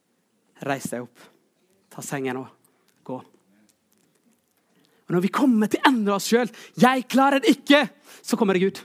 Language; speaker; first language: Norwegian; non-native, fluent; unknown